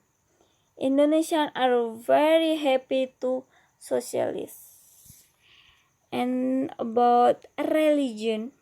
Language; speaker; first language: English; non-native, learner; Indonesian